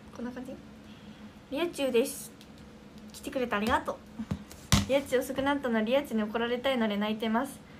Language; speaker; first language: Japanese; native; Japanese